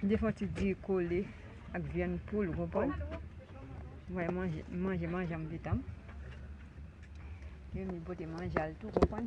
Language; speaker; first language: French; non-native, learner; Haitian Creole